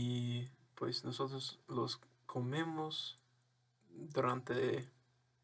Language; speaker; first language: Spanish; non-native, learner; English